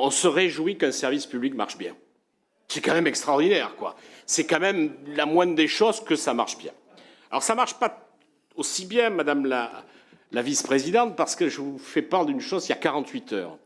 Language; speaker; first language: French; native; French